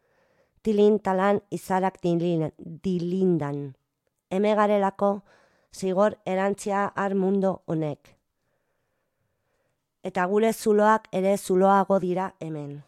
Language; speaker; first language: Basque; non-native, local second language; Spanish